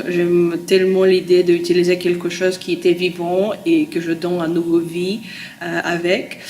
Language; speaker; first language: French; non-native, fluent; Russian